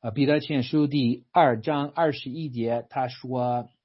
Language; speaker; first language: Chinese; non-native, fluent; English